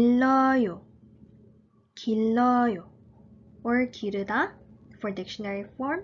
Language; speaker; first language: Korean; early bilingual, heritage; Korean